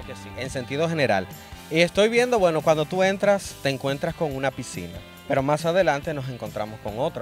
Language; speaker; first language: Spanish; native; Spanish